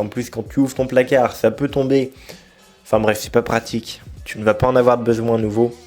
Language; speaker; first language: French; native; French